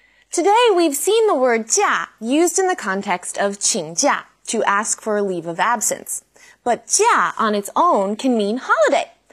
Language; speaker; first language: English; native; English